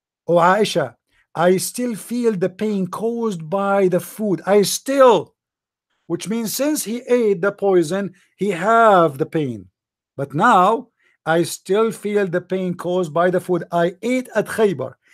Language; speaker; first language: English; non-native, local second language; Arabic